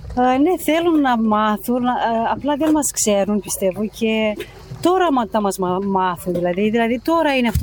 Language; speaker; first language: Greek; non-native, fluent; Romanian